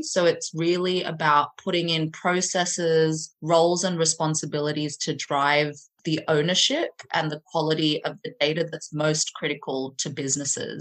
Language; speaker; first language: English; native; English